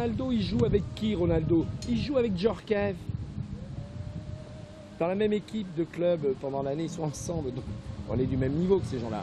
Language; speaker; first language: French; native; French